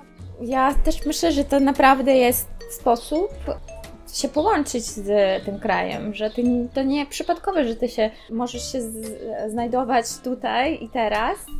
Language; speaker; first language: Polish; non-native, fluent; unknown